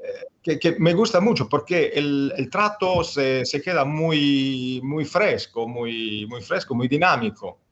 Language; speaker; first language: Spanish; non-native, fluent; Italian